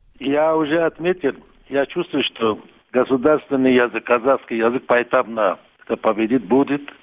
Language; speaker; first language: Russian; non-native, local second language; Kurdish